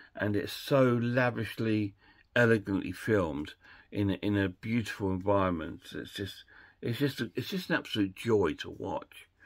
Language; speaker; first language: English; native; English